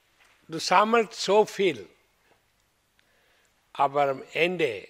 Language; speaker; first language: German; non-native, learner; Hindi